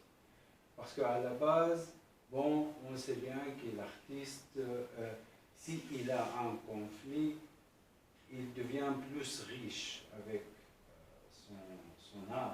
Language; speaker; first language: French; non-native, fluent; Arabic